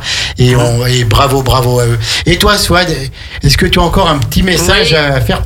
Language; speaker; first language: French; native; French